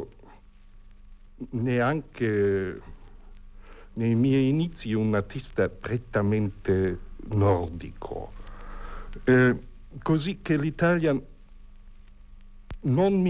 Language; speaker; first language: Italian; non-native, fluent; German